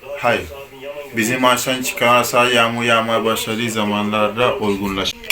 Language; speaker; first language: Turkish; non-native, fluent; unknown